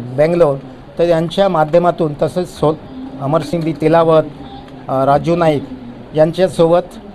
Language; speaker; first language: Marathi; non-native, local second language; Lambadi